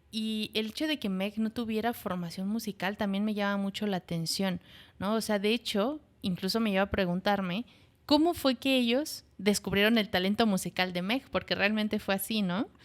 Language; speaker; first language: Spanish; native; Spanish